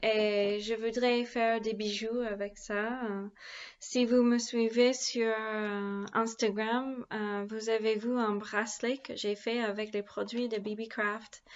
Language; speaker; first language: French; non-native, learner; English